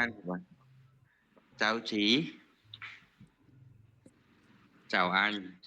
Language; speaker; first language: Vietnamese; non-native, learner; Khmer